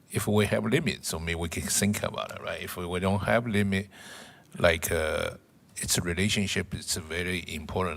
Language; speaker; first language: English; non-native, learner; Chinese